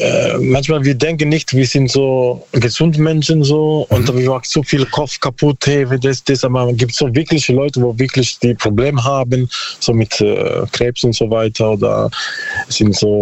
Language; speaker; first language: German; non-native, learner; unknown